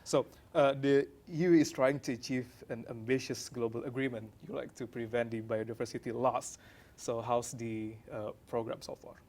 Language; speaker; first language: English; non-native, fluent; Indonesian